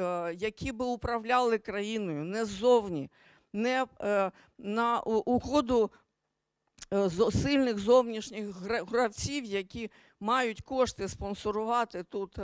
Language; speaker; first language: Ukrainian; native; Ukrainian